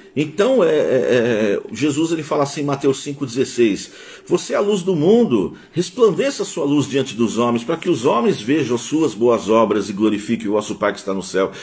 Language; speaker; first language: Portuguese; native; Portuguese